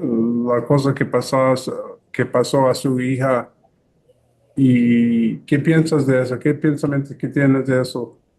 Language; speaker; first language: Spanish; early bilingual, heritage; English